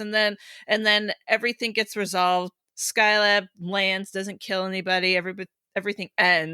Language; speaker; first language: English; native; English